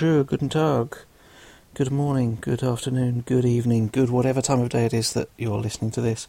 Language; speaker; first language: English; native; English